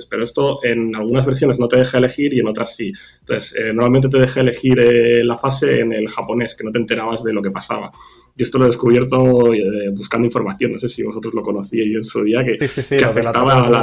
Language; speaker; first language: Spanish; native; Spanish